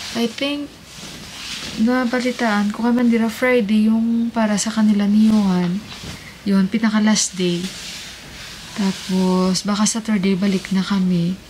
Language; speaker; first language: Filipino; native; Filipino